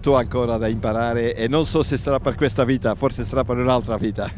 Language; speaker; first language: Italian; non-native, fluent; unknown